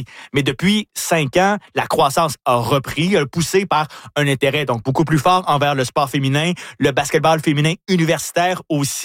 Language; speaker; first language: French; native; French